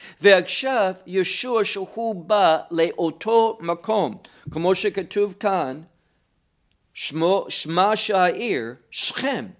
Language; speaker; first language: Hebrew; non-native, fluent; English